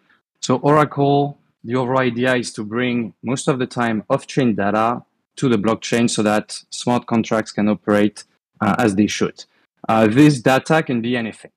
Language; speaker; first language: English; non-native, fluent; French